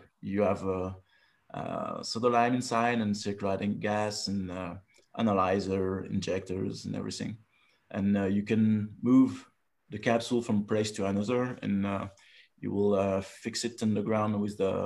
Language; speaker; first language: English; non-native, fluent; French